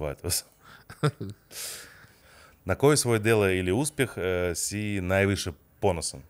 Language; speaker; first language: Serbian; non-native, fluent; Russian